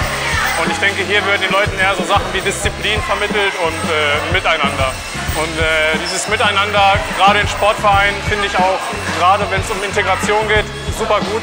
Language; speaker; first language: German; native; German